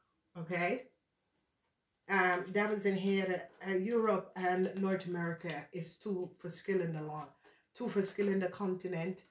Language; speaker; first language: Dutch; non-native, fluent; English